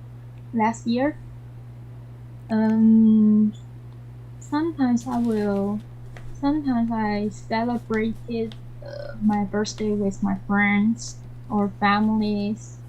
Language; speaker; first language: English; non-native, learner; Chinese